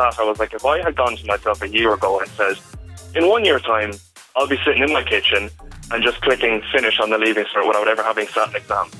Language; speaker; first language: English; native; English